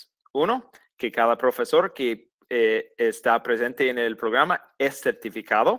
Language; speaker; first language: Spanish; non-native, fluent; English